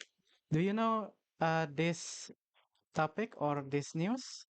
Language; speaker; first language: English; non-native, learner; Indonesian